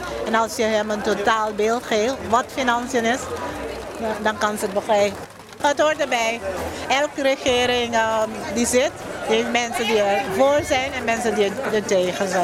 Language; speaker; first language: Dutch; non-native, local second language; Papiamento